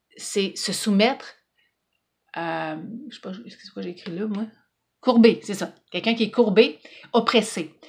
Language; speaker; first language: French; native; French